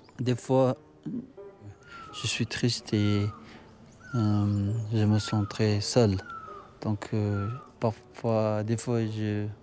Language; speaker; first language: French; non-native, learner; Tibetan